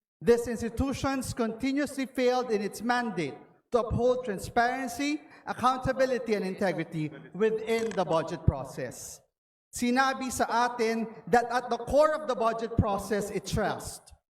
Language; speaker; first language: English; non-native, local second language; Filipino